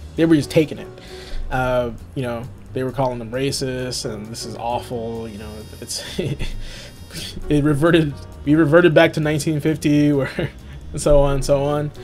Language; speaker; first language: English; native; English